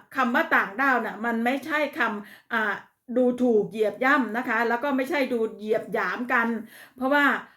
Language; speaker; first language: Thai; native; Thai